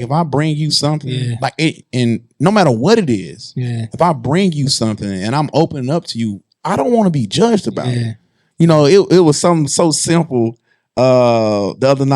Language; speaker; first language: English; native; English